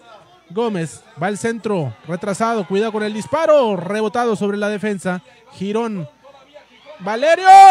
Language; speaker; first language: Spanish; native; Spanish